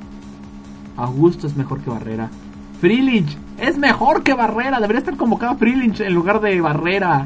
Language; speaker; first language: Spanish; native; Spanish